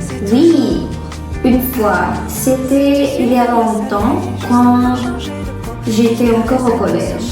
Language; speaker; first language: French; non-native, learner; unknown